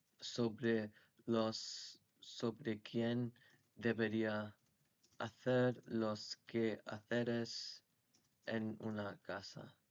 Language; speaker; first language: Spanish; non-native, learner; English